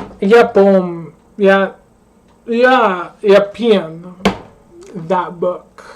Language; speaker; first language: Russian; non-native, learner; English